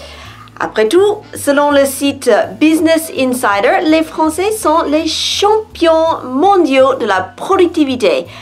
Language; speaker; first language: French; non-native, fluent; English